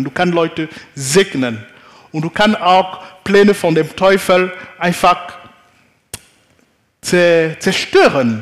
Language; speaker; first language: German; non-native, fluent; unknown